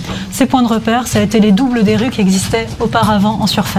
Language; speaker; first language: French; native; French